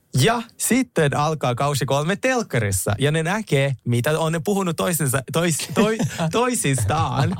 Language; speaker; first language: Finnish; non-native, fluent; Russian